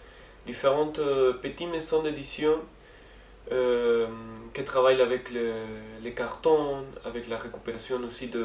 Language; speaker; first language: French; non-native, learner; Spanish